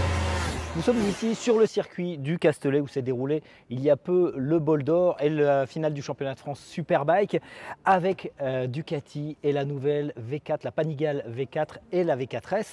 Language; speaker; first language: French; native; French